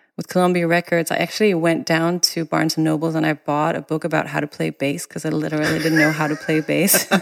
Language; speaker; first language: English; non-native, fluent; Danish